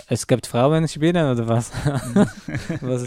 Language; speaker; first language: German; non-native, learner; Arabic